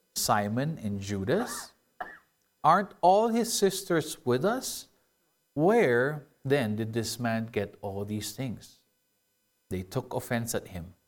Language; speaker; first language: English; non-native, local second language; Filipino